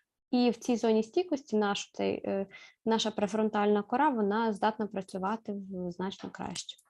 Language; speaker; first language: Ukrainian; native; Ukrainian